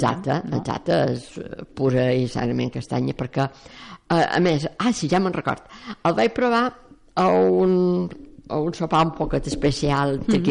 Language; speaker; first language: Catalan; native; Catalan